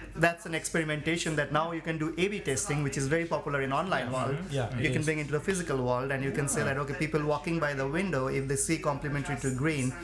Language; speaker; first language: English; non-native, local second language; Bangla